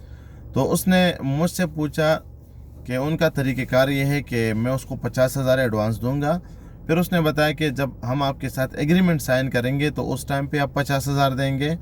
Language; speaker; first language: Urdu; non-native, local second language; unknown